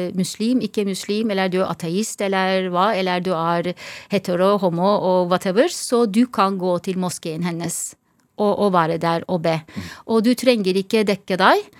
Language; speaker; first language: Norwegian; non-native, fluent; Turkish